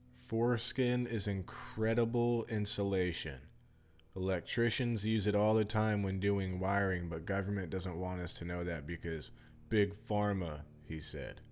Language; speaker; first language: English; native; English